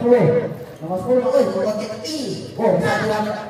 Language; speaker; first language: Malay; native; Malay